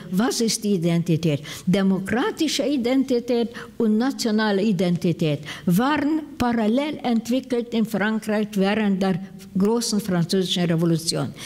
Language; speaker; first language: German; non-native, fluent; Hungarian